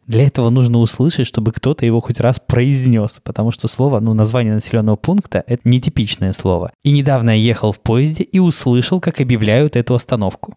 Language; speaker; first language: Russian; native; Russian